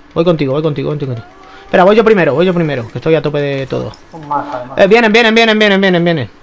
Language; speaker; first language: Spanish; native; Spanish